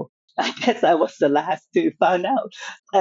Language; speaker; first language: English; non-native, local second language; Cantonese